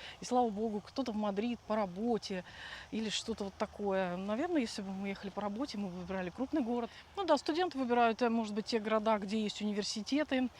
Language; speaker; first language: Russian; native; Russian